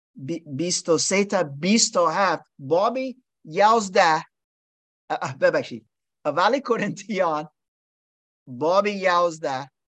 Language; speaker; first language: Persian; non-native, learner; English